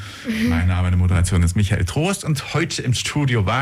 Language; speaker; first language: German; native; German